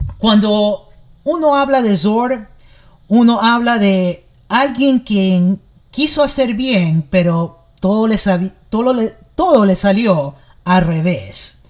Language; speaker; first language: Spanish; early bilingual, heritage; English